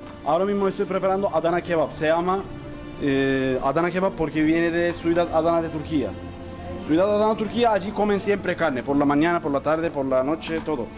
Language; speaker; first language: Spanish; non-native, learner; Turkish